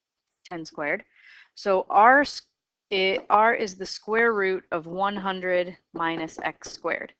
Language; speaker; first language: English; native; English